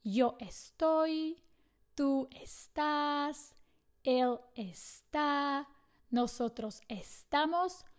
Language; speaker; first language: Spanish; non-native, fluent; Slovak